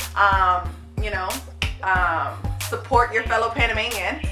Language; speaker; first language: English; native; English